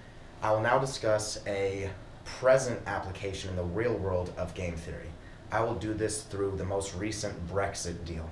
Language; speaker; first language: English; native; English